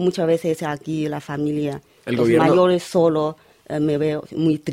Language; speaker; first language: Spanish; non-native, learner; Chinese